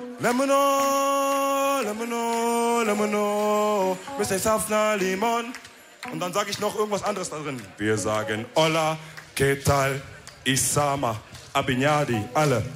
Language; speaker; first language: German; early bilingual, other home language; Wolof